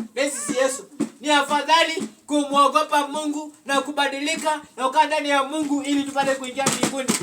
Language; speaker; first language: Swahili; non-native, local second language; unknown